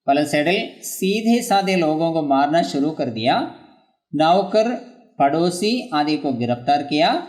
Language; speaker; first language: Hindi; non-native, local second language; Malayalam